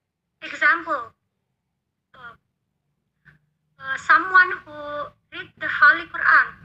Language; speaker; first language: English; non-native, learner; Indonesian